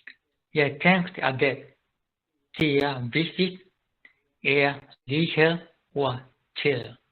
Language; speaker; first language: Danish; non-native, learner; Japanese